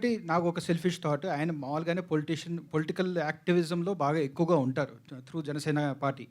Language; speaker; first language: Telugu; native; Telugu